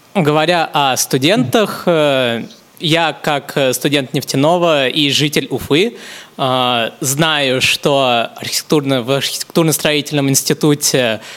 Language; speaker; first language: Russian; non-native, fluent; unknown